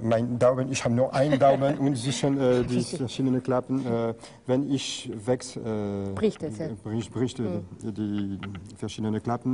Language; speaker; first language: German; non-native, learner; French